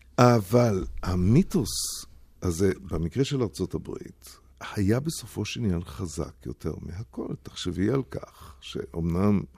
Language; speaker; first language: Hebrew; non-native, fluent; German